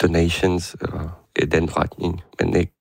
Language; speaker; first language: Danish; non-native, fluent; Ukrainian